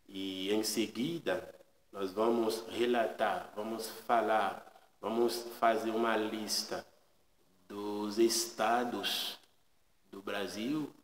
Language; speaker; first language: Portuguese; non-native, learner; Haitian Creole